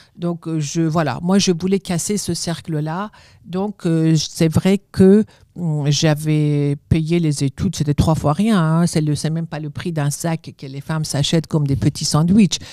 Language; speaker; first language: French; non-native, fluent; Persian